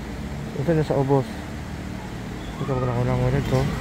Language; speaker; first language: Filipino; non-native, local second language; Cebuano